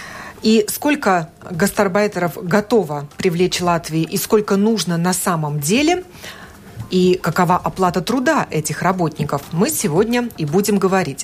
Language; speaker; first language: Russian; native; Russian